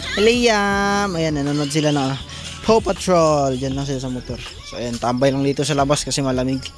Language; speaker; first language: Filipino; non-native, local second language; Cebuano